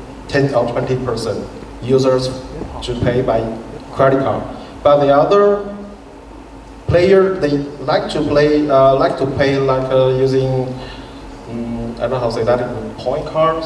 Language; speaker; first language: English; non-native, fluent; Chinese